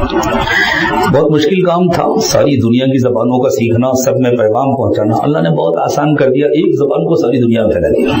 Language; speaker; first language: Urdu; native; Urdu